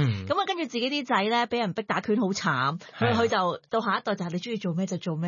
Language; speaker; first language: Cantonese; native; Cantonese